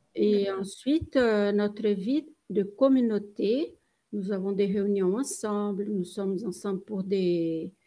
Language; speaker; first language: French; non-native, fluent; Portuguese